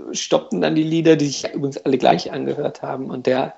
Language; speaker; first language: German; non-native, fluent; Hungarian